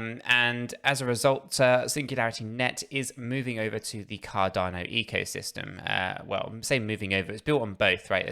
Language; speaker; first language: English; native; English